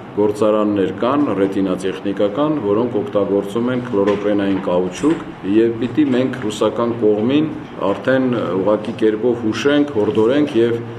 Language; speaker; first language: Armenian; native; Armenian